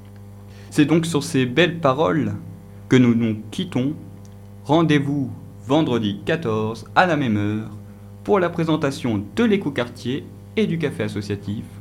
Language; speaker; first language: French; native; French